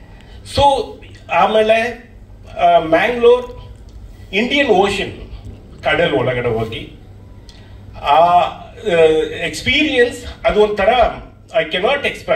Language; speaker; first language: Kannada; non-native, learner; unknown